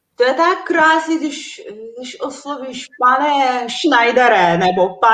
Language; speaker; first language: Czech; non-native, fluent; Russian